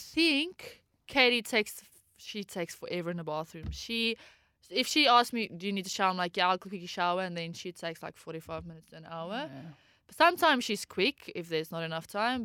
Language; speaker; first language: English; non-native, local second language; Afrikaans